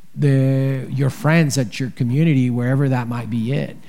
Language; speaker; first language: English; early bilingual, other home language; Spanish